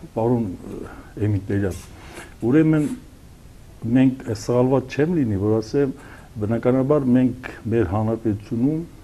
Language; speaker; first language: Armenian; non-native, local second language; Kurdish